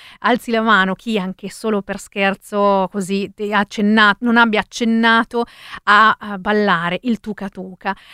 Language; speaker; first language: Italian; early bilingual, other home language; Spanish